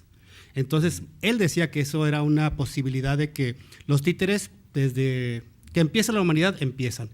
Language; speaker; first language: Spanish; native; Spanish